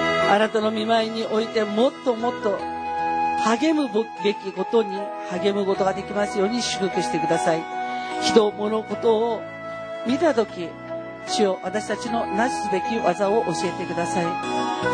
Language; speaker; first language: Japanese; non-native, fluent; Korean